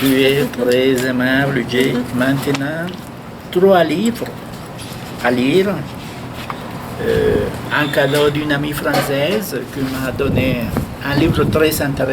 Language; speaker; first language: French; non-native, fluent; Spanish